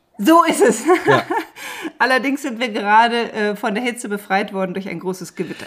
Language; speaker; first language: German; native; German